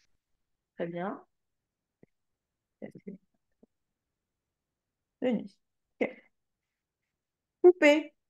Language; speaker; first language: French; native; French